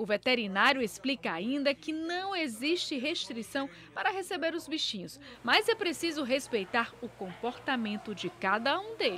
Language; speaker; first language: Portuguese; native; Portuguese